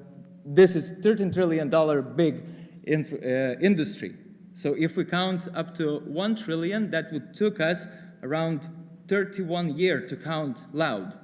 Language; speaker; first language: English; non-native, fluent; Lithuanian